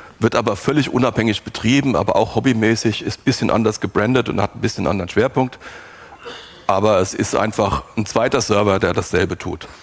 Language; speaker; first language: German; native; German